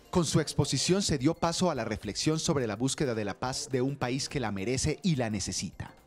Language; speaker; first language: Spanish; native; Spanish